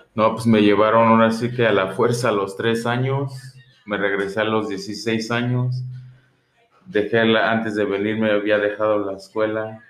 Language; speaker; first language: Spanish; early bilingual, heritage; Spanish